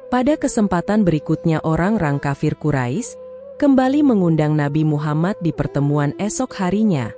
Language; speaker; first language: Indonesian; native; Indonesian